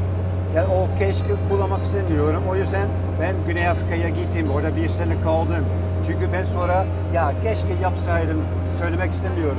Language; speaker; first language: Turkish; non-native, fluent; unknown